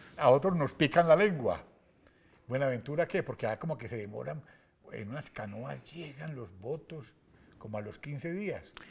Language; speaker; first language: Spanish; native; Spanish